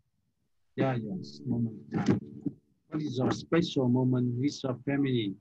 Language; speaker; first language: English; non-native, learner; Vietnamese